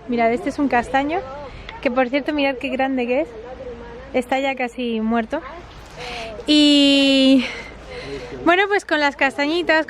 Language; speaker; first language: Spanish; native; Spanish